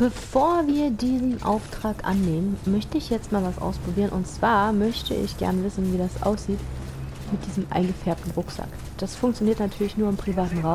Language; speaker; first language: German; native; German